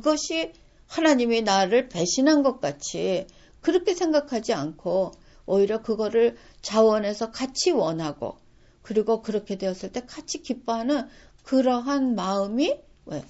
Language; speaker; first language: Korean; native; Korean